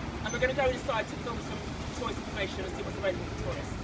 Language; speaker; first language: English; native; English